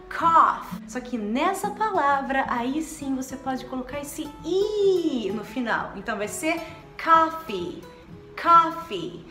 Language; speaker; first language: Portuguese; native; Portuguese